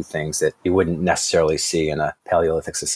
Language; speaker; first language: English; native; English